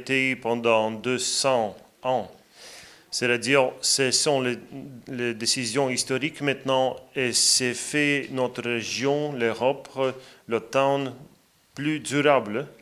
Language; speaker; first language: French; non-native, fluent; Latvian